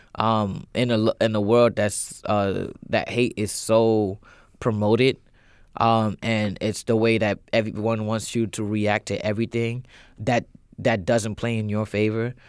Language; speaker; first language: English; native; English